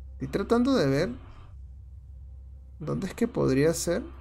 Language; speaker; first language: Spanish; native; Spanish